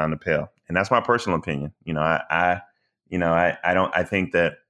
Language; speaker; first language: English; native; English